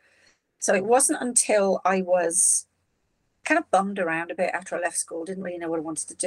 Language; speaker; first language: English; native; English